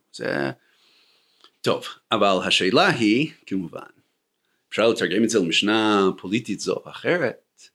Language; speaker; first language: Hebrew; non-native, fluent; English